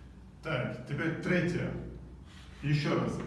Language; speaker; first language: Russian; non-native, local second language; Chechen